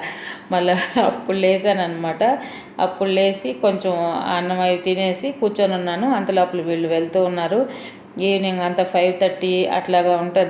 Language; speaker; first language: Telugu; native; Telugu